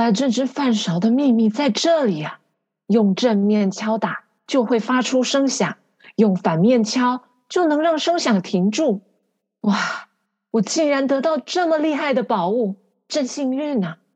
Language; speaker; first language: Chinese; native; Chinese